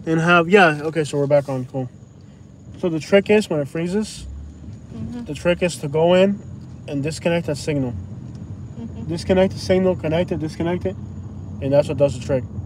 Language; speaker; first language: English; early bilingual, other home language; Spanish